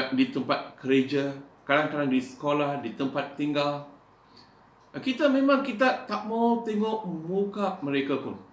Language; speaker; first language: Malay; non-native, local second language; Iban